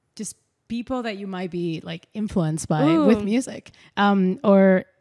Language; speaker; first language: English; non-native, fluent; Spanish